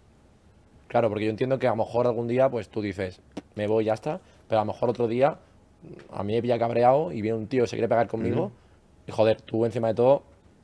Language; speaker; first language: Spanish; native; Spanish